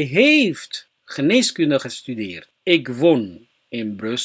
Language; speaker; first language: Dutch; non-native, fluent; Somali